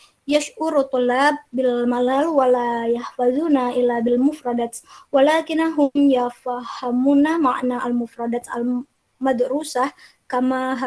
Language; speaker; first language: Arabic; non-native, learner; Indonesian